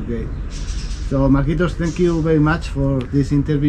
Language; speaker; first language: English; non-native, learner; Spanish